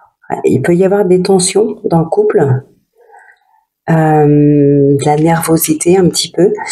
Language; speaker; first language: French; native; French